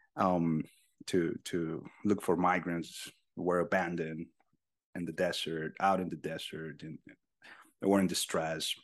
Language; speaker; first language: English; non-native, fluent; Spanish